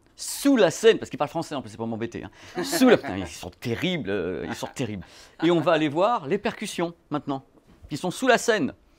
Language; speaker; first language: French; native; French